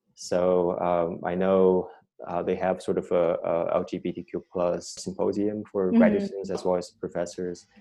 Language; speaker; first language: English; non-native, fluent; Chinese